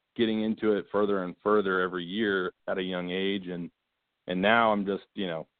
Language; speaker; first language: English; native; English